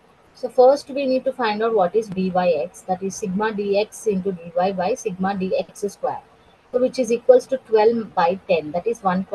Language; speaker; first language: English; non-native, local second language; Telugu